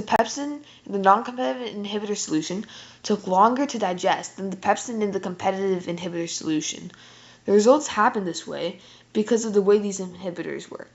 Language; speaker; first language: English; native; English